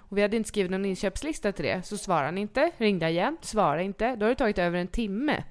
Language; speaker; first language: Swedish; native; Swedish